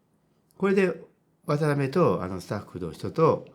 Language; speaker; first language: Japanese; native; Japanese